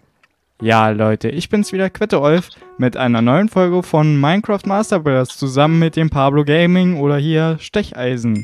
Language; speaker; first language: German; native; German